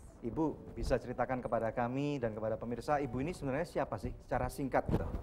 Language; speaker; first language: Indonesian; native; Indonesian